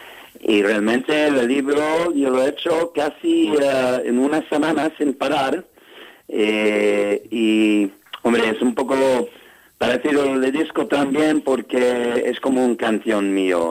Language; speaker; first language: Spanish; non-native, learner; English